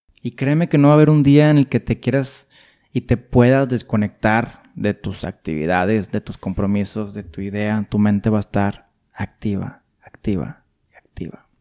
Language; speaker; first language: Spanish; native; Spanish